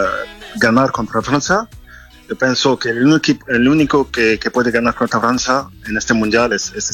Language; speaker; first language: Spanish; non-native, fluent; French